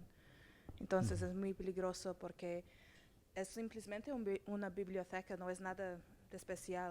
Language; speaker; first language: Spanish; non-native, learner; English